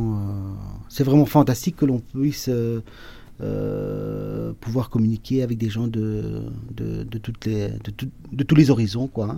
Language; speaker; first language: French; early bilingual, other home language; Spanish